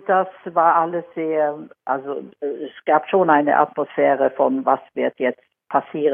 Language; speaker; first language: German; non-native, fluent; Swedish